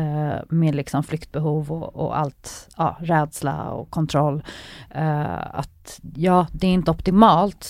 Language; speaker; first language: Swedish; native; Swedish